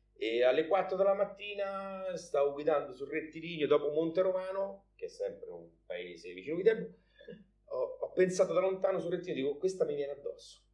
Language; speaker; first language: Italian; native; Italian